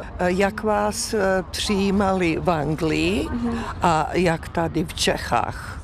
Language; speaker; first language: Czech; native; Czech